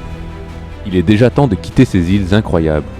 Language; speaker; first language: French; native; French